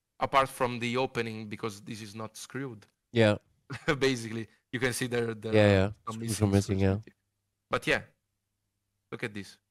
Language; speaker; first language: English; non-native, fluent; Italian